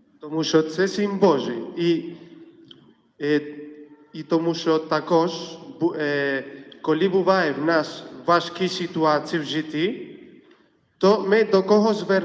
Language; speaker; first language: Ukrainian; non-native, fluent; Polish